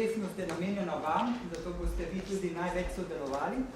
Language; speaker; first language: Slovenian; native; Slovenian